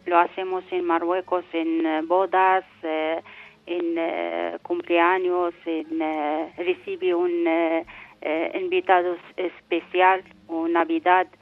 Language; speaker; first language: Spanish; non-native, learner; Arabic